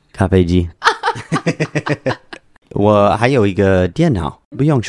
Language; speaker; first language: Chinese; non-native, learner; English